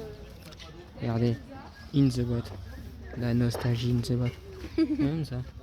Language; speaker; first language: French; native; French